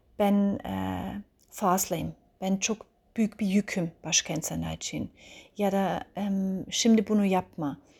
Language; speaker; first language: Turkish; early bilingual, heritage; Turkish